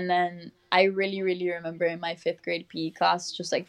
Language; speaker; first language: English; early bilingual, other home language; Spanish